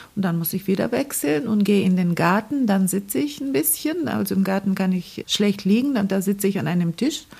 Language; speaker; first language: German; non-native, fluent; Bulgarian